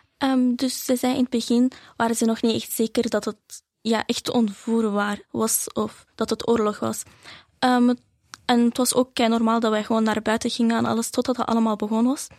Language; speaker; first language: Dutch; early bilingual, other home language; Arabic